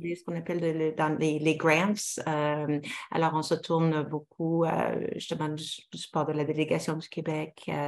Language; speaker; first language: French; native; French